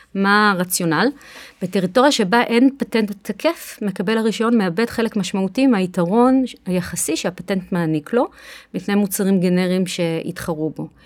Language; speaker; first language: Hebrew; native; Hebrew